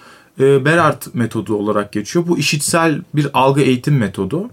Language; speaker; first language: Turkish; native; Turkish